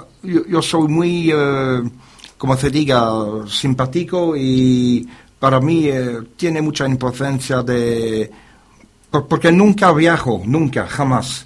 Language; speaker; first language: Spanish; non-native, learner; French